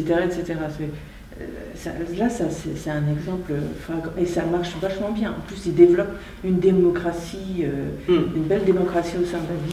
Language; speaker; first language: French; native; French